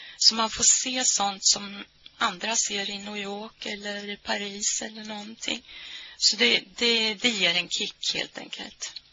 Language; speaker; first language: Swedish; native; Swedish